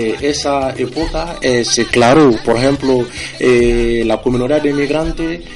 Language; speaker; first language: Spanish; non-native, fluent; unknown